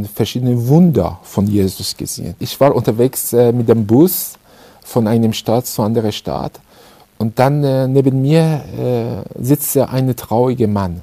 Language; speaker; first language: German; non-native, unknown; Persian